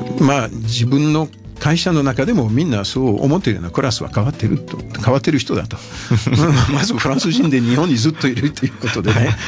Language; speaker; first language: Japanese; non-native, fluent; French